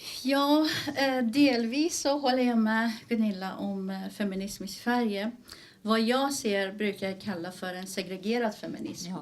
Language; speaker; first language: Swedish; early bilingual, other home language; Persian